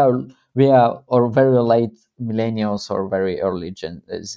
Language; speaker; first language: English; non-native, fluent; Russian